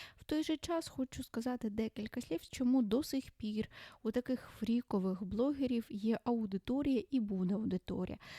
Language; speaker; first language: Ukrainian; non-native, local second language; Russian